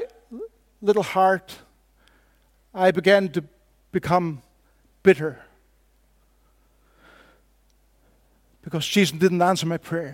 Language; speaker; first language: English; non-native, fluent; Faroese